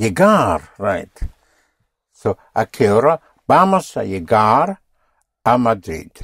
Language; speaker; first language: Spanish; non-native, fluent; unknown